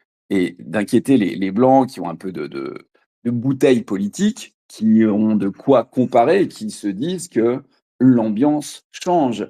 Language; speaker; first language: French; native; French